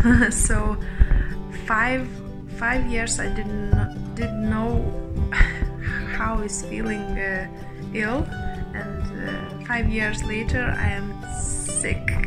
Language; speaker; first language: English; non-native, learner; Lithuanian